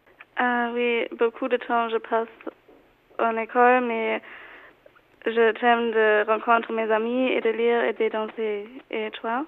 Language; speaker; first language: French; non-native, learner; German